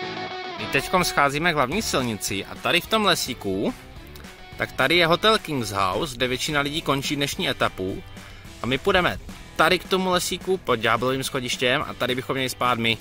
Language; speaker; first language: Czech; native; Czech